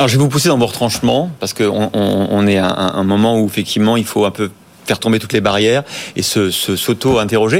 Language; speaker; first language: French; native; French